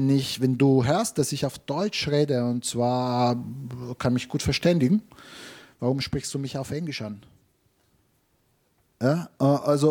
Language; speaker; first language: German; non-native, fluent; Italian